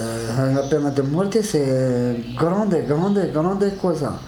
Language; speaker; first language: Spanish; non-native, learner; Arabic